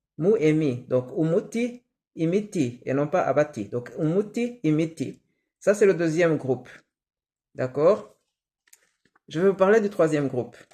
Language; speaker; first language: French; non-native, local second language; Kinyarwanda